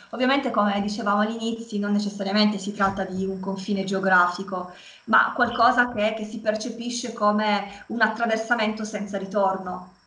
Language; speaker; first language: Italian; native; Italian